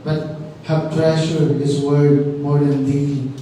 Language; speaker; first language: English; non-native, local second language; Filipino